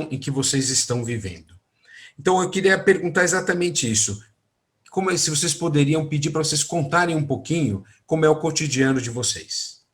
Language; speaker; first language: Portuguese; native; Portuguese